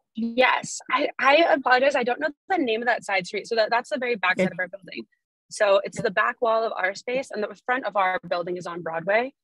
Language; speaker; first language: English; native; English